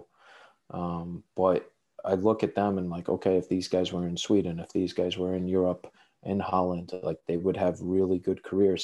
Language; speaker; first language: English; native; English